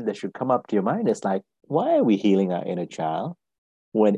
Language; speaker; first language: English; non-native, local second language; Tamil